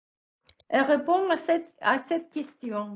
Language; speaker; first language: French; non-native, fluent; Russian